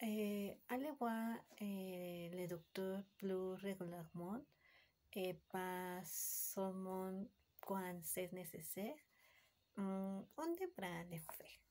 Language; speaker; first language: French; non-native, learner; Spanish